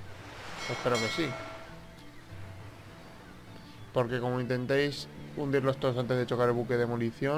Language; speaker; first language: Spanish; native; Spanish